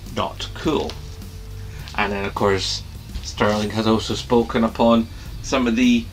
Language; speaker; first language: English; native; English